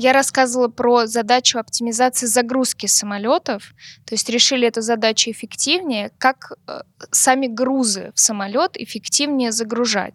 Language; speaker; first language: Russian; native; Russian